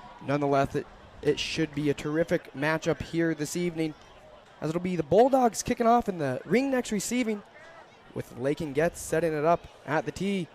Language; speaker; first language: English; native; English